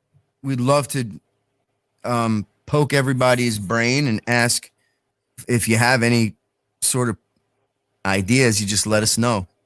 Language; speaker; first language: English; native; English